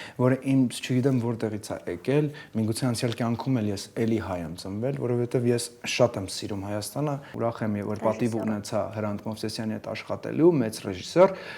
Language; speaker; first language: Armenian; early bilingual, heritage; Armenian